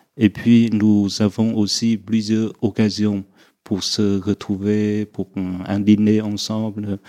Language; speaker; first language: French; non-native, fluent; Vietnamese